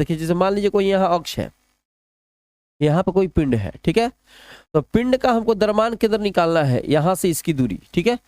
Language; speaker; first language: Hindi; non-native, local second language; Bhojpuri